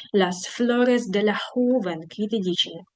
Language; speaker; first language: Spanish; non-native, fluent; Ukrainian